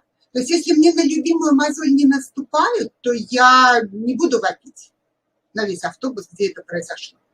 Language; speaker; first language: Russian; native; Russian